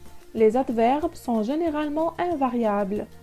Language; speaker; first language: French; non-native, local second language; Arabic